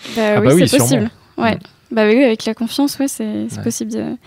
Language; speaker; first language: French; native; French